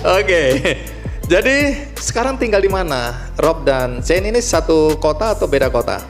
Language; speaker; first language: Indonesian; native; Indonesian